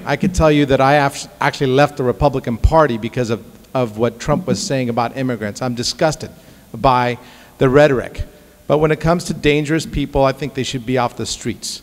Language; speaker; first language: English; early bilingual, other home language; Arabic